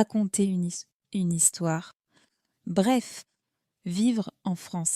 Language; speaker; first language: French; native; French